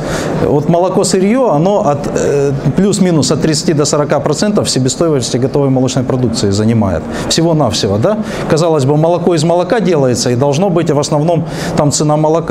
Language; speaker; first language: Russian; native; Russian